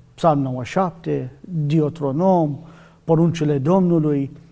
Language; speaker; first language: Romanian; non-native, learner; Arabic